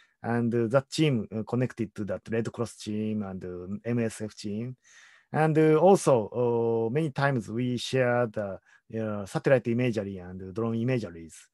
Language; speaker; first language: English; non-native, learner; Japanese